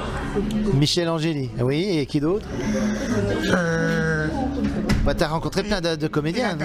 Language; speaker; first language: French; native; French